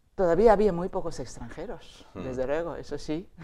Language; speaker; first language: Spanish; non-native, fluent; Japanese